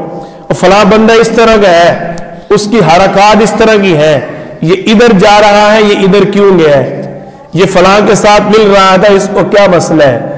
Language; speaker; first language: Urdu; non-native, local second language; Punjabi